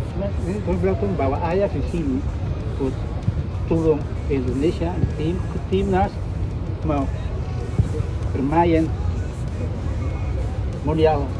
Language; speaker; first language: Indonesian; non-native, learner; Dutch